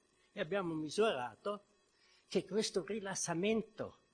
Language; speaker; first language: Italian; non-native, fluent; German